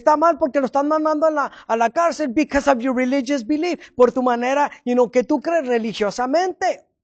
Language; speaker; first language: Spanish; early bilingual, heritage; Spanish